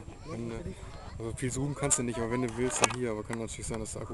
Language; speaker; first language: German; native; German